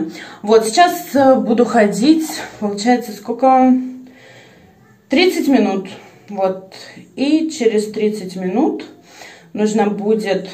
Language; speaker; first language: Russian; native; Russian